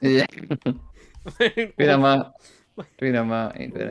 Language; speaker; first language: Welsh; non-native, local second language; English